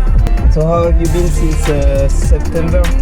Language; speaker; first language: English; non-native, fluent; French